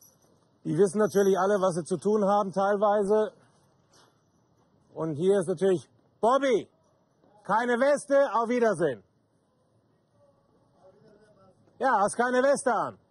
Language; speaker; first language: German; native; German